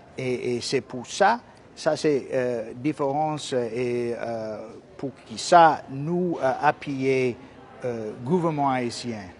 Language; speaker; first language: Haitian Creole; non-native, fluent; English